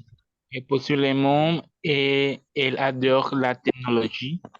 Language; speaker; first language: French; non-native, learner; Spanish